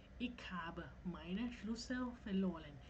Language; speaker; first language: German; non-native, fluent; Thai